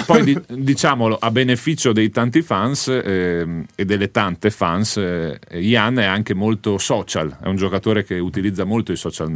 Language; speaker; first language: Italian; native; Italian